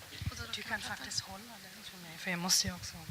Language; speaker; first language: Swedish; non-native, fluent; German